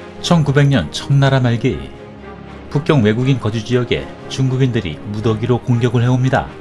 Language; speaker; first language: Korean; native; Korean